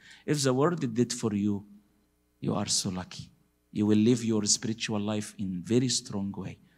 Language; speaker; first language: English; non-native, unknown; Arabic